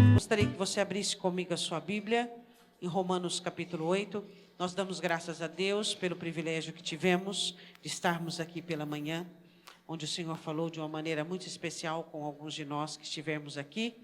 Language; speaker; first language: Portuguese; native; Portuguese